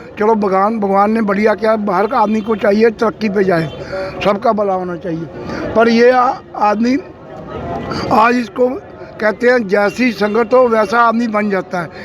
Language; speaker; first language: Hindi; non-native, local second language; Punjabi